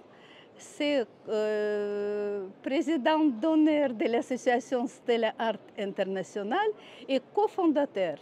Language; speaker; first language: French; non-native, fluent; Russian